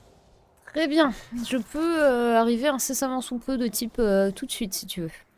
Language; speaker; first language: French; native; French